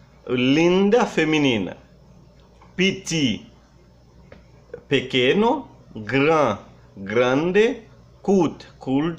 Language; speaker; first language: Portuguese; non-native, fluent; Haitian Creole